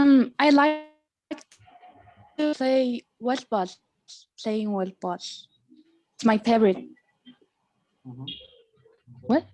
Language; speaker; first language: English; non-native, learner; Mongolian